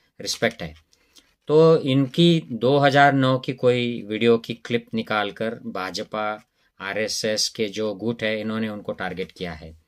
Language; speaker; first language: Hindi; non-native, local second language; Marathi